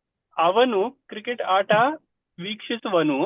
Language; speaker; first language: Kannada; non-native, learner; Telugu